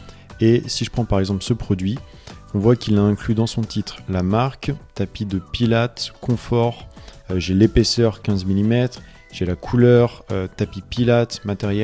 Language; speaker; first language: French; native; French